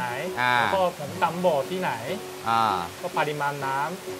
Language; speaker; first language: Thai; non-native, fluent; Japanese